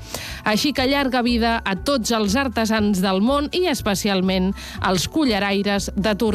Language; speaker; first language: Catalan; native; Catalan